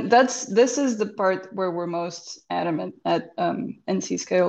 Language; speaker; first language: English; non-native, fluent; Portuguese